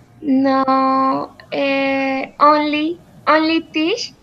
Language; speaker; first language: English; non-native, learner; Spanish